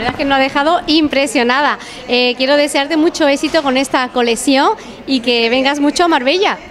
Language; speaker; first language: Spanish; native; Spanish